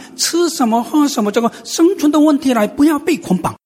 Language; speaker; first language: Chinese; non-native, fluent; Korean